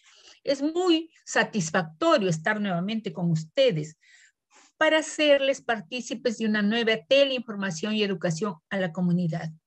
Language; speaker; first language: Spanish; native; Spanish